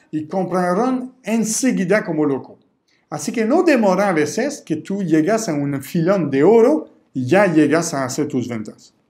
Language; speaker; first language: Spanish; non-native, fluent; French